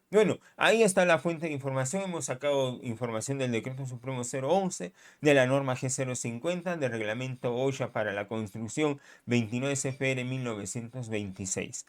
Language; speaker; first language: Spanish; native; Spanish